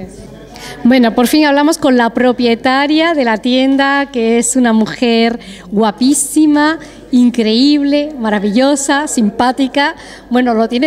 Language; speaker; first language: Spanish; native; Spanish